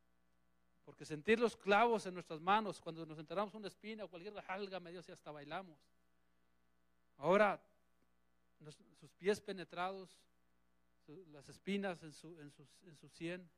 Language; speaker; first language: Spanish; native; Spanish